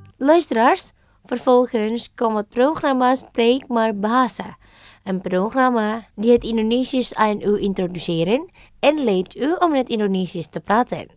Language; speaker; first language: Dutch; non-native, fluent; Indonesian